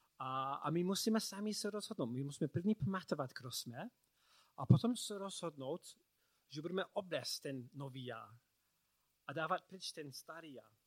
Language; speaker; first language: Czech; non-native, learner; English